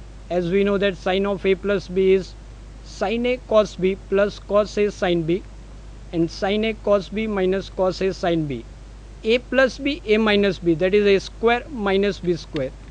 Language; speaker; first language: English; non-native, local second language; Gujarati